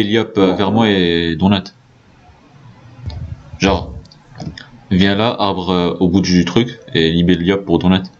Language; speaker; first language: French; native; French